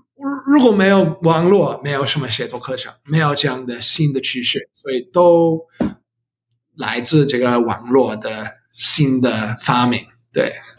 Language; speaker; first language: Chinese; non-native, learner; English